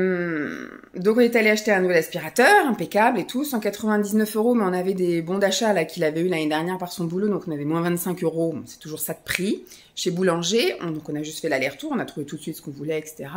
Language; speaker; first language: French; native; French